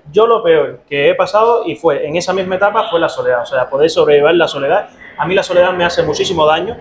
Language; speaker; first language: Spanish; native; Spanish